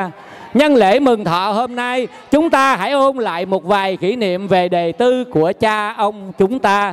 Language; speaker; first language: Vietnamese; native; Vietnamese